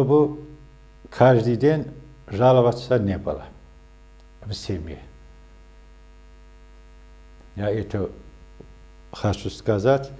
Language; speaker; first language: Russian; non-native, local second language; Azerbaijani